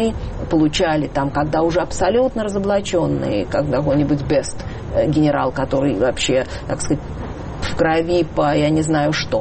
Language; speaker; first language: Russian; native; Russian